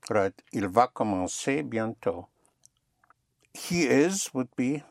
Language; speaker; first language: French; non-native, fluent; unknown